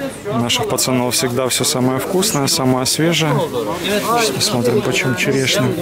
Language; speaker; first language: Russian; native; Russian